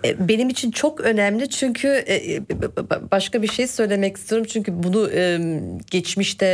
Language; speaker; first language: Turkish; early bilingual, heritage; Turkish